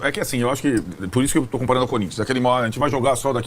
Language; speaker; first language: Portuguese; native; Portuguese